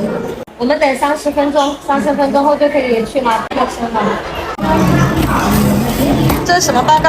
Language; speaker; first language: Chinese; native; Chinese